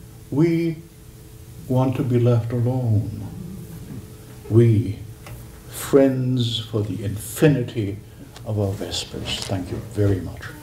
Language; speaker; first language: English; non-native, fluent; German